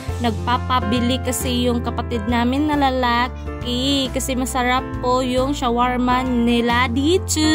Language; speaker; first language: Filipino; non-native, local second language; Cebuano